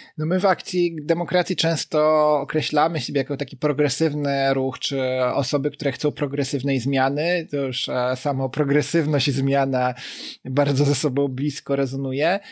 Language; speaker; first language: Polish; native; Polish